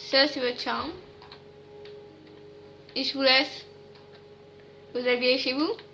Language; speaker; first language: French; native; French